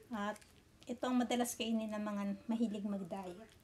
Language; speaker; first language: Filipino; native; Filipino